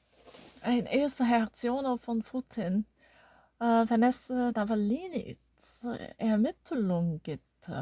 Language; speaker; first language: German; non-native, learner; Korean